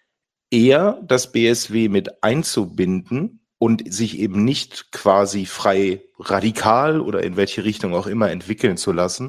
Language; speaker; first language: German; native; German